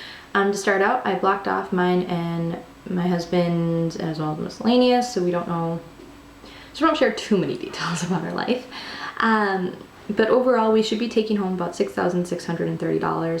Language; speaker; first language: English; native; English